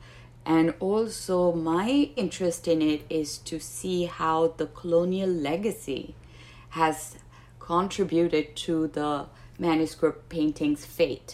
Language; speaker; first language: English; non-native, local second language; Urdu